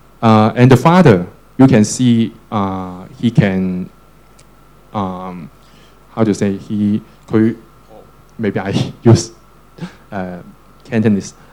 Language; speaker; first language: English; non-native, local second language; Cantonese